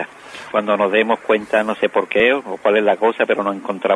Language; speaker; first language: Spanish; native; Spanish